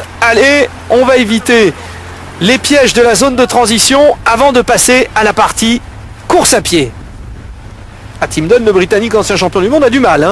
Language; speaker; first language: French; native; French